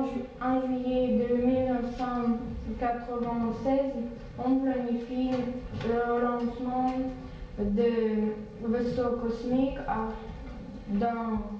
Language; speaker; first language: French; non-native, learner; Russian